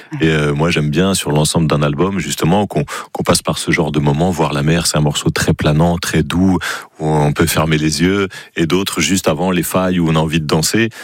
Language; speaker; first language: French; native; French